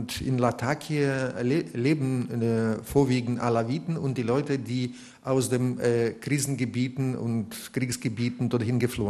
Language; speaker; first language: German; non-native, fluent; Russian